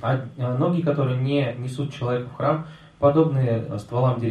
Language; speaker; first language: Russian; native; Russian